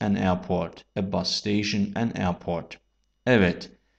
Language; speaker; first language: English; non-native, fluent; Turkish